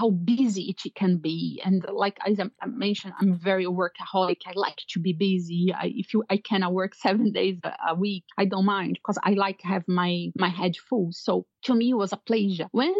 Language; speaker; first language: English; non-native, fluent; Portuguese